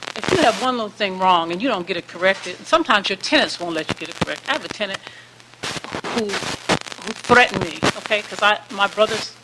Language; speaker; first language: English; native; English